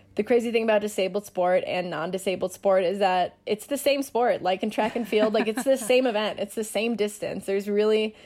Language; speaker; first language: English; native; English